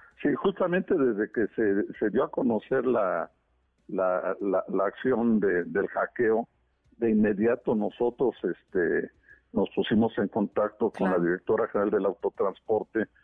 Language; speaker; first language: Spanish; native; Spanish